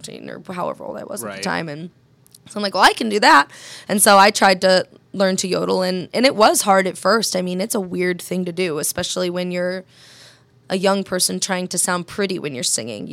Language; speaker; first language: English; native; English